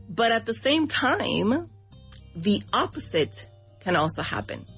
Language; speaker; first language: English; non-native, fluent; Spanish